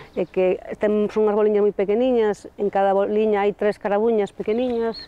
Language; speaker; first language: Galician; native; Galician